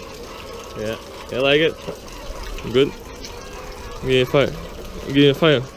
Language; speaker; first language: English; non-native, learner; Lithuanian